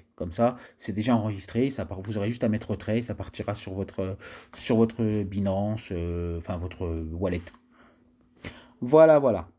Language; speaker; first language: French; native; French